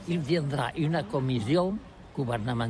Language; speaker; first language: French; non-native, learner; Catalan